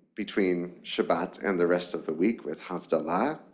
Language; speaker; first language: English; native; English